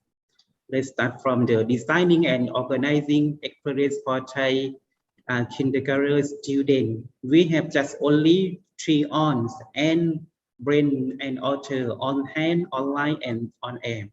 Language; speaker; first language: English; non-native, learner; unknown